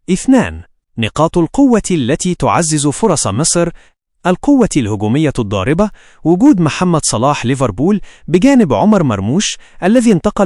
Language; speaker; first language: Arabic; native; Arabic